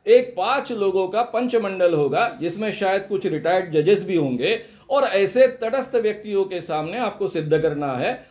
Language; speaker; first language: Hindi; non-native, local second language; Marathi